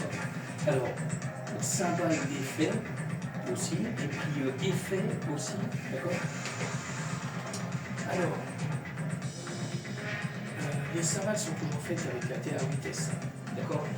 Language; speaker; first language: French; native; French